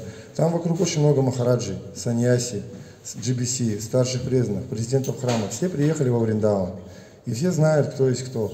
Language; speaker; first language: Russian; native; Russian